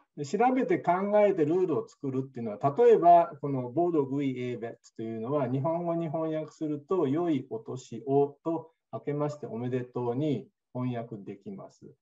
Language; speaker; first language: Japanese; native; Japanese